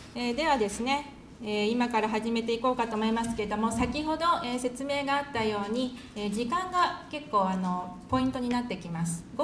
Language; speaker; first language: Japanese; native; Japanese